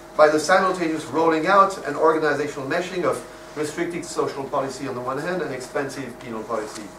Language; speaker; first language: English; non-native, fluent; French